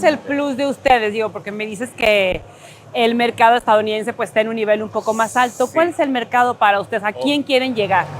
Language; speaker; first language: Spanish; native; Spanish